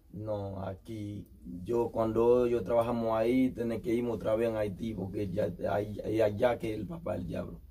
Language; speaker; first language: Spanish; non-native, learner; Haitian Creole